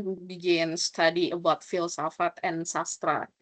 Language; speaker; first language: English; non-native, learner; Indonesian